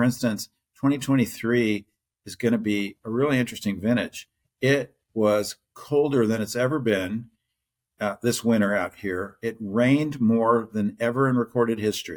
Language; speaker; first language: English; native; English